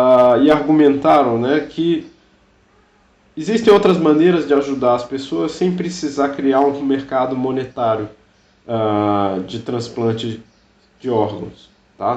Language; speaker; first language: Portuguese; native; Portuguese